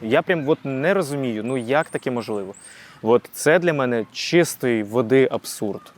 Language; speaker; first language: Ukrainian; non-native, local second language; Russian